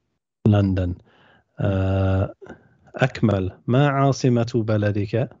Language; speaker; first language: Arabic; non-native, fluent; English